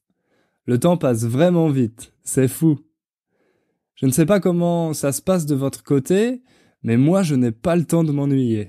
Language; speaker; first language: French; native; French